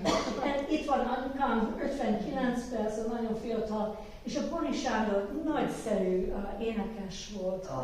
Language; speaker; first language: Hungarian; early bilingual, heritage; Hungarian